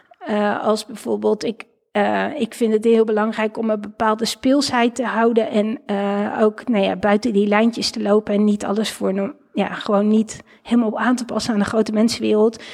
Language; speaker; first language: Dutch; native; Dutch